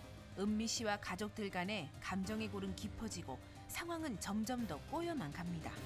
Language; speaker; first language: Korean; native; Korean